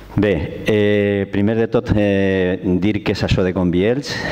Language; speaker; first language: Catalan; non-native, local second language; Spanish